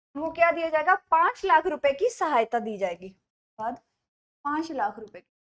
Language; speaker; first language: Hindi; native; Hindi